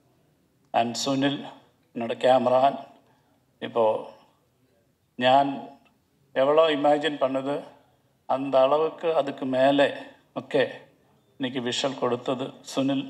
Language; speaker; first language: Tamil; non-native, learner; Malayalam